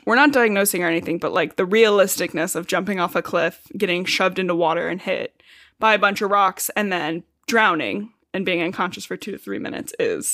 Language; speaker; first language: English; native; English